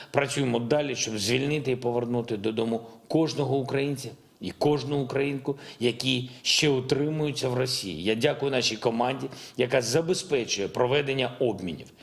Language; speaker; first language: Ukrainian; non-native, local second language; Russian